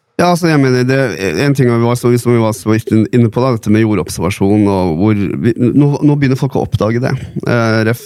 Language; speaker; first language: Norwegian; native; Norwegian